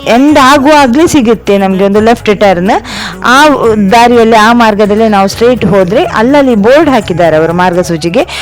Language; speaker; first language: Kannada; non-native, local second language; Tulu